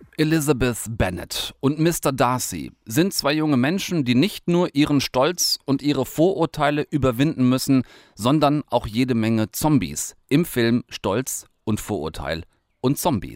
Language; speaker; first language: German; native; German